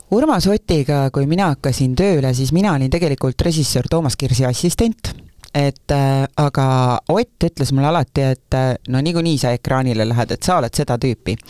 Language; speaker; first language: Estonian; native; Estonian